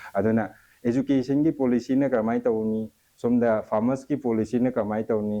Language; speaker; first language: Manipuri; native; Manipuri